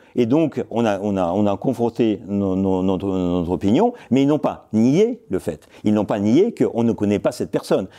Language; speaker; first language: French; non-native, fluent; Russian